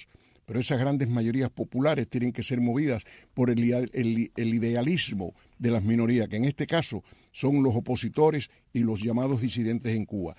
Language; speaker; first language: Spanish; native; Spanish